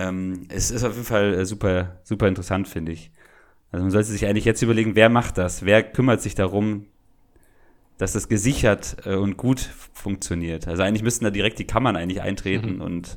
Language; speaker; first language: German; native; German